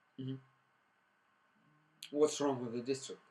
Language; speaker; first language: English; non-native, fluent; Russian